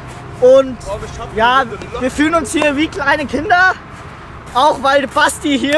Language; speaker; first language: German; native; German